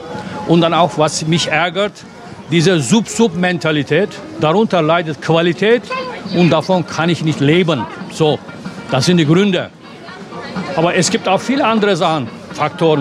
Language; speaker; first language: German; non-native, fluent; Turkish